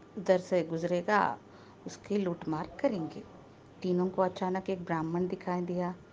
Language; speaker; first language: Hindi; non-native, local second language; Telugu